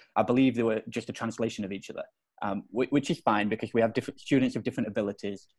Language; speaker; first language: English; native; English